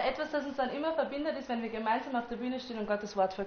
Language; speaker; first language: German; native; German